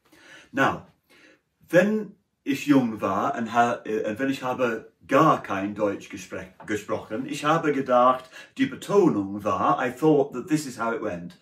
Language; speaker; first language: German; non-native, fluent; English